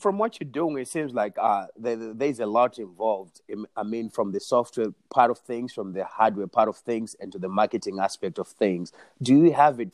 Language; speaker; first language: English; non-native, local second language; Shona